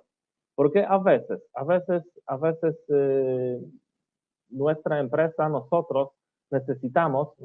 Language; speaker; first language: Spanish; non-native, learner; Polish